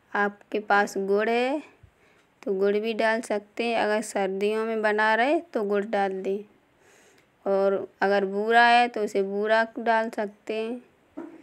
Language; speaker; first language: Hindi; native; Hindi